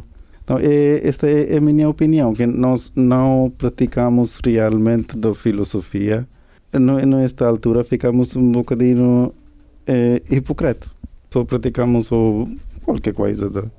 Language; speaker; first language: Portuguese; non-native, learner; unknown